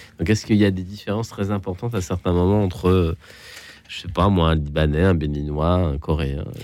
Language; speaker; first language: French; native; French